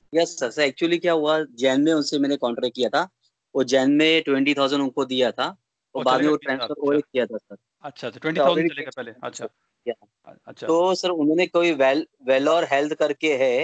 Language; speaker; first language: Hindi; native; Hindi